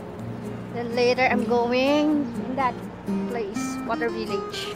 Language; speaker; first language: English; non-native, local second language; Filipino